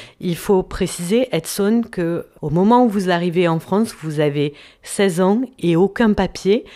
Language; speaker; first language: French; native; French